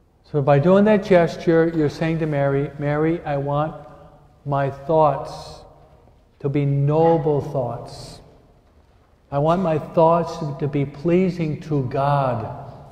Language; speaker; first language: English; native; English